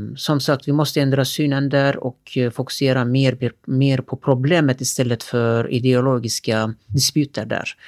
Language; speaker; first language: Swedish; non-native, fluent; Turkish